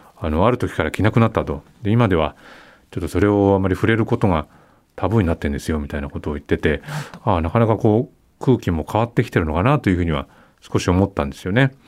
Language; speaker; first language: Japanese; native; Japanese